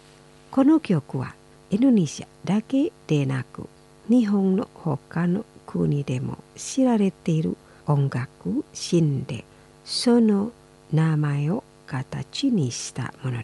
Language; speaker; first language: Japanese; non-native, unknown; Indonesian